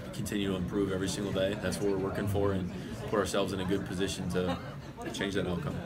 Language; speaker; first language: English; native; English